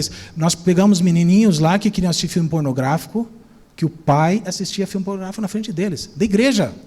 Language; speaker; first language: Portuguese; native; Portuguese